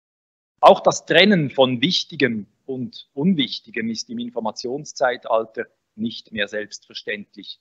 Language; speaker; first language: German; native; German